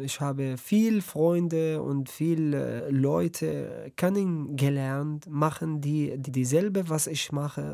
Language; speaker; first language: German; non-native, learner; Arabic